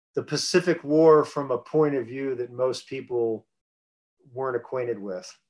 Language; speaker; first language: English; native; English